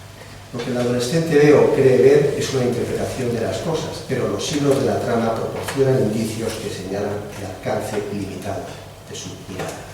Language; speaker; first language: Spanish; native; Spanish